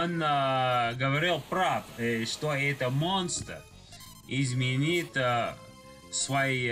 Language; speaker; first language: Russian; non-native, learner; English